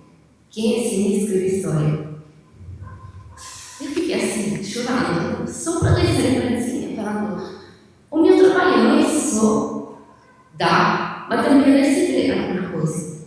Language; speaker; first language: Portuguese; non-native, fluent; Italian